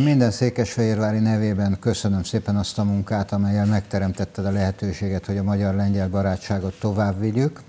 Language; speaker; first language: Hungarian; native; Hungarian